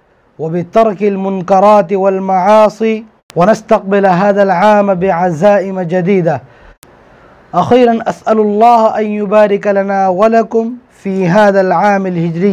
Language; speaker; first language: Arabic; non-native, fluent; Urdu